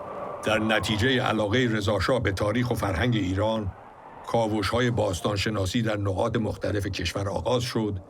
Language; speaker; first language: Persian; native; Persian